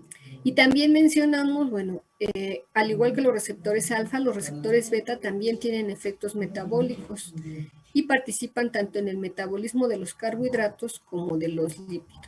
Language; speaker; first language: Spanish; native; Spanish